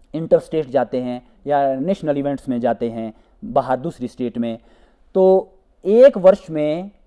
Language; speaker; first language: Hindi; native; Hindi